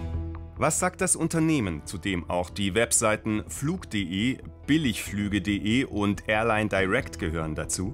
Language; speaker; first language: German; native; German